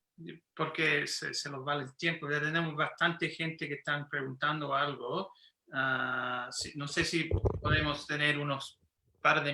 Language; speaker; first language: Spanish; non-native, fluent; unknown